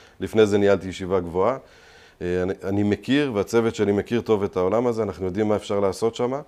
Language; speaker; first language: Hebrew; native; Hebrew